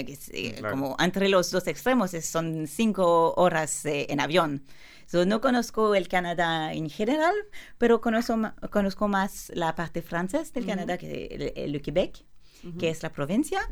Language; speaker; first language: Spanish; non-native, learner; French